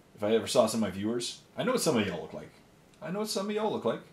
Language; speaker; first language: English; native; English